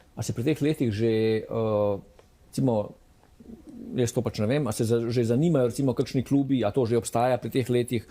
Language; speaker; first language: Slovenian; native; Slovenian